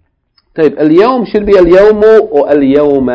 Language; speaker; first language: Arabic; non-native, fluent; English